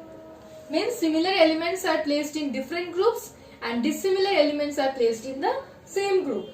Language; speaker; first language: English; non-native, local second language; Bangla